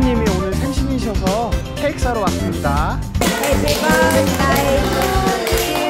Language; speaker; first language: Korean; native; Korean